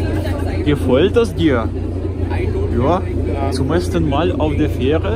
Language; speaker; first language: German; non-native, fluent; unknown